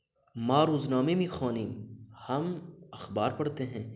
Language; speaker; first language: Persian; non-native, fluent; Urdu